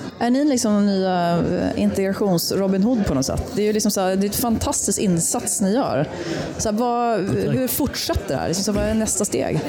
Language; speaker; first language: Swedish; early bilingual, other home language; Spanish